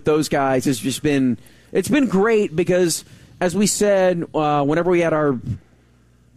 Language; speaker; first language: English; native; English